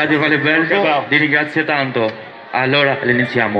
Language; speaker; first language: Italian; non-native, learner; Albanian